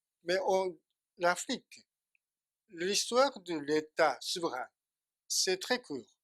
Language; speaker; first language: French; non-native, fluent; Japanese